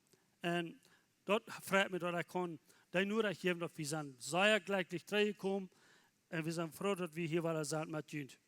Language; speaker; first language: German; non-native, learner; Plautdietsch